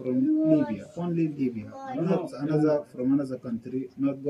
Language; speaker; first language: English; non-native, learner; Arabic